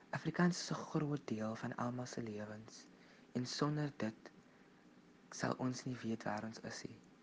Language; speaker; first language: Afrikaans; non-native, local second language; English